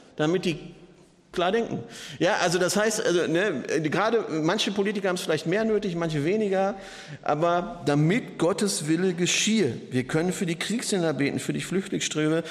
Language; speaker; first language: German; native; German